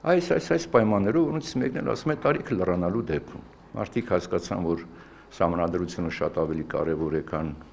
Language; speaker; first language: Armenian; native; Armenian